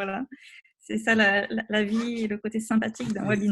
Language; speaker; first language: French; native; French